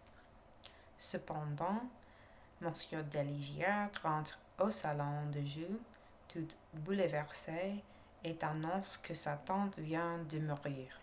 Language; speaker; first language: French; non-native, learner; English